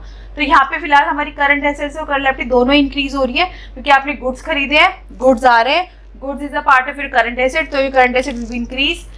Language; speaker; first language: Hindi; native; Hindi